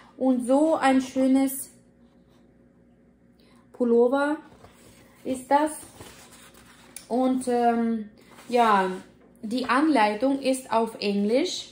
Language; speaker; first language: German; non-native, fluent; Russian